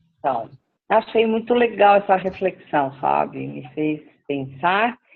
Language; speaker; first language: Portuguese; early bilingual, other home language; Spanish